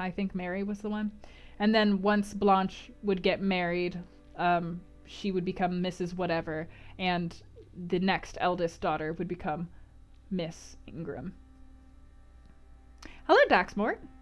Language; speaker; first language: English; native; English